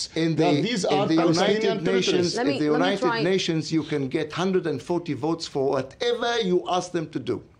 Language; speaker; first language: English; non-native, fluent; Arabic